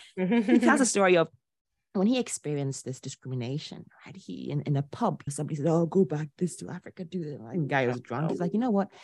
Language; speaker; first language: English; non-native, local second language; Akan